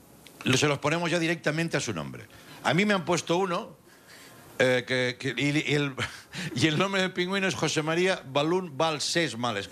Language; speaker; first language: Spanish; native; Spanish